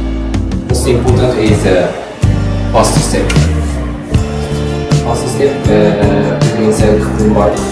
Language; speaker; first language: English; non-native, learner; Japanese